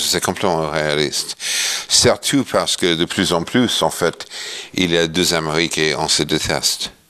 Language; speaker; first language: French; non-native, fluent; English